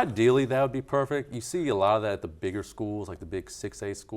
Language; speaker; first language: English; native; English